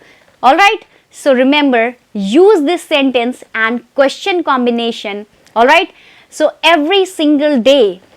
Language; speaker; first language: English; non-native, fluent; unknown